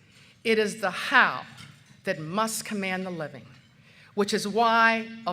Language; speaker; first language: English; native; English